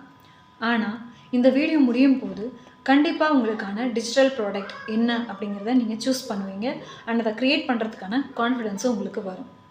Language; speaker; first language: Tamil; native; Tamil